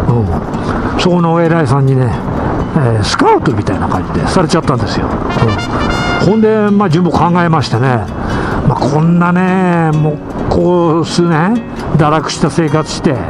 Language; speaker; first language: Japanese; native; Japanese